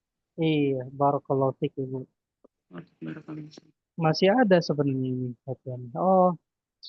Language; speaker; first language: Indonesian; native; Indonesian